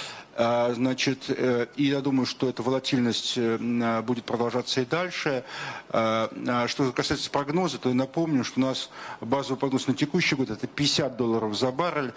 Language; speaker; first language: Russian; native; Russian